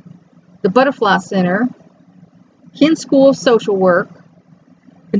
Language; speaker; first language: English; native; English